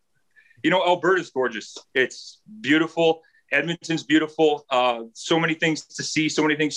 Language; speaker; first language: English; native; English